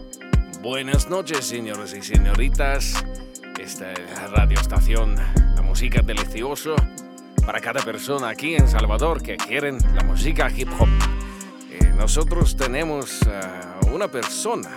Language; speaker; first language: Spanish; non-native, learner; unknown